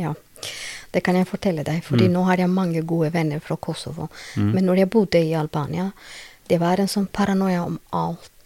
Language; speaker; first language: Norwegian; non-native, learner; Albanian